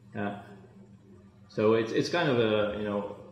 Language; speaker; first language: English; non-native, fluent; Dutch